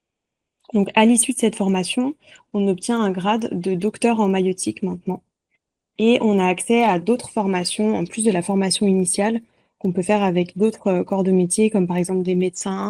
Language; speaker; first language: French; native; French